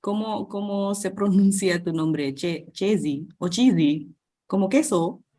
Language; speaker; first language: Spanish; non-native, fluent; Indonesian